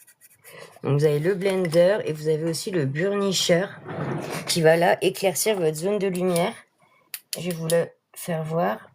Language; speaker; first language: French; native; French